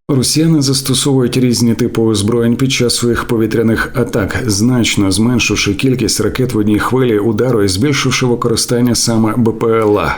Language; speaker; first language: Ukrainian; native; Ukrainian